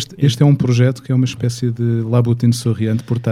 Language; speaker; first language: Portuguese; native; Portuguese